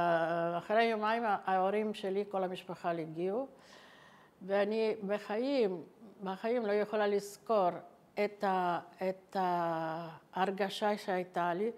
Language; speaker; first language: Hebrew; non-native, fluent; Italian